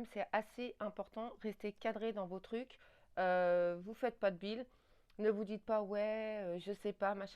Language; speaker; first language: French; native; French